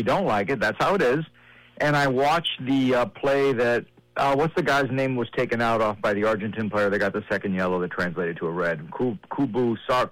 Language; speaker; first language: English; native; English